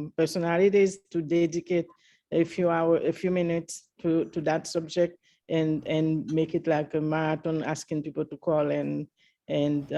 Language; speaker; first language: English; early bilingual, other home language; Haitian Creole